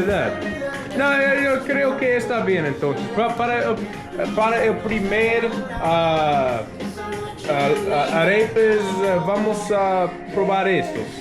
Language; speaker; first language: Spanish; non-native, learner; English